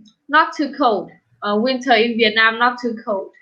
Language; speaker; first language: English; non-native, learner; Vietnamese